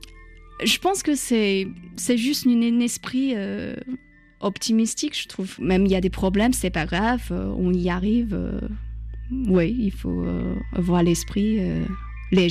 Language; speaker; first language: French; non-native, fluent; Chinese